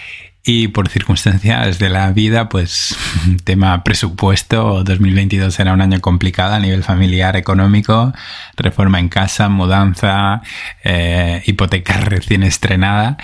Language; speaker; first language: Spanish; native; Spanish